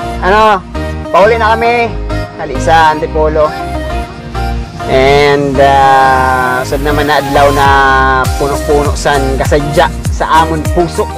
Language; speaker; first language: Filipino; non-native, local second language; Masbatenyo